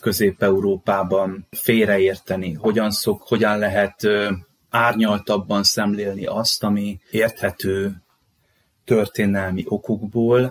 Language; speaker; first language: Hungarian; native; Hungarian